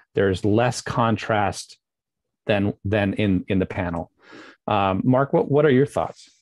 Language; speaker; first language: English; native; English